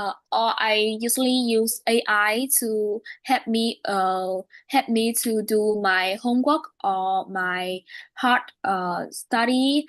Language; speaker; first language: English; non-native, learner; Vietnamese